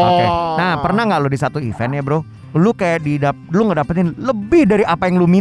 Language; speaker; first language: Indonesian; native; Indonesian